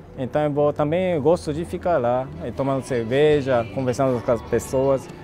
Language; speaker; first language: Portuguese; non-native, fluent; Japanese